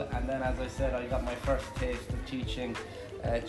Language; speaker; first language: English; native; English